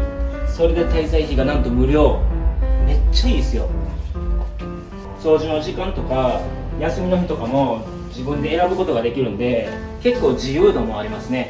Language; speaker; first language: Japanese; native; Japanese